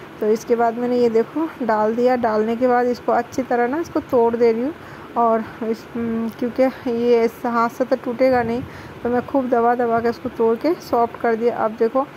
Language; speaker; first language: Hindi; non-native, local second language; Bangla